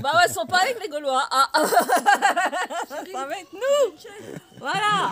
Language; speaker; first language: French; native; French